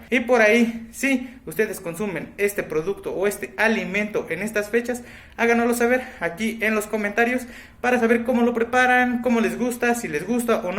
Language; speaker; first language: Spanish; native; Spanish